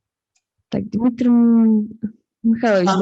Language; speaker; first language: Russian; native; Russian